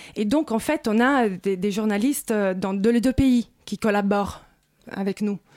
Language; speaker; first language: French; non-native, fluent; Italian